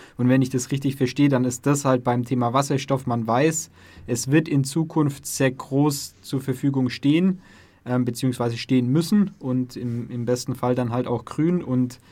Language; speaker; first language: German; native; German